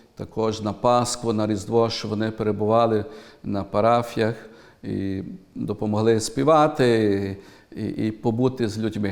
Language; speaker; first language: Ukrainian; early bilingual, heritage; Ukrainian